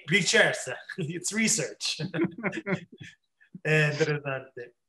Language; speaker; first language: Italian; early bilingual, heritage; English